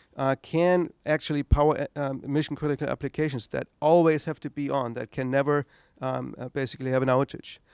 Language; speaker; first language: English; non-native, fluent; German